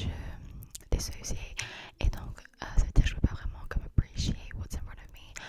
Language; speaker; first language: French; early bilingual, heritage; English